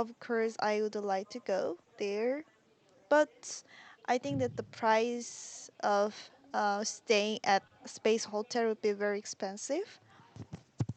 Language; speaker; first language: English; non-native, learner; Korean